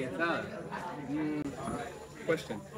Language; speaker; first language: Spanish; non-native, learner; English